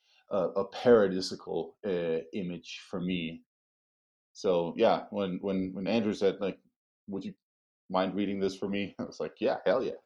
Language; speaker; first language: English; non-native, fluent; Danish